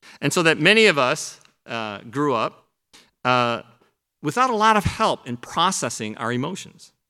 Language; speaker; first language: English; early bilingual, other home language; Korean